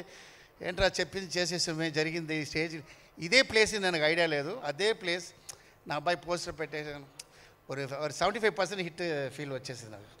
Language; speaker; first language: Telugu; non-native, fluent; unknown